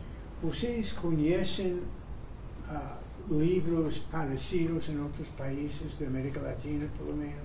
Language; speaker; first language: Portuguese; non-native, fluent; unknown